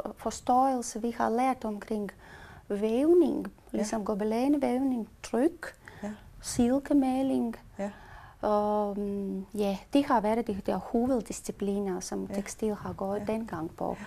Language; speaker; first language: Danish; non-native, learner; Latvian